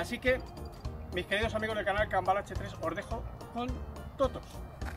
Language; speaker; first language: Spanish; native; Spanish